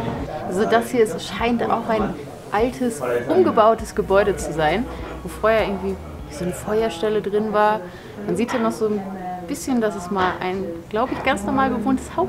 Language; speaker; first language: German; native; German